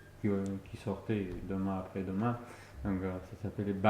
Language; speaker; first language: French; non-native, fluent; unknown